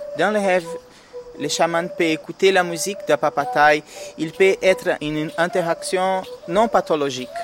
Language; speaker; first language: French; non-native, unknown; Portuguese